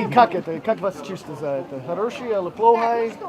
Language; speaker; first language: Russian; non-native, learner; English